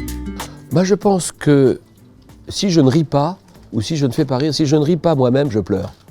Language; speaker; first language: French; native; French